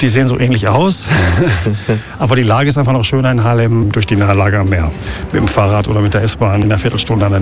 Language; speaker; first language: German; native; German